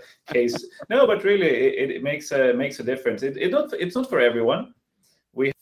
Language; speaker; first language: English; non-native, fluent; Swedish